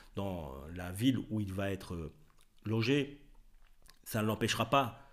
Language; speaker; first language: French; native; French